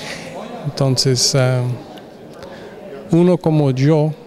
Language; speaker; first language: Spanish; non-native, fluent; English